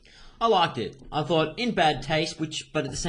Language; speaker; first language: English; native; English